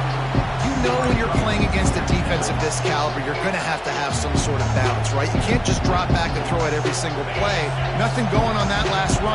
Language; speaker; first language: English; native; English